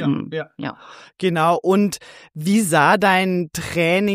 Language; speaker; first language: German; native; German